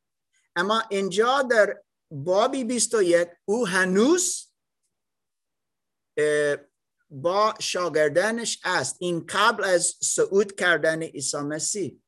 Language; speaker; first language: Persian; non-native, learner; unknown